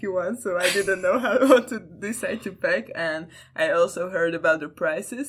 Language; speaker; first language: English; non-native, fluent; Slovak